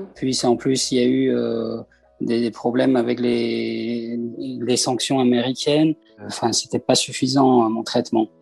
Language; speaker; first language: French; early bilingual, other home language; Persian